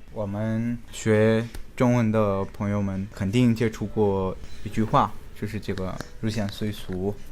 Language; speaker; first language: Chinese; non-native, fluent; Spanish